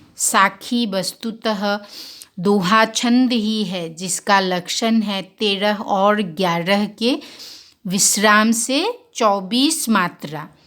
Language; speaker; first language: Hindi; non-native, local second language; Assamese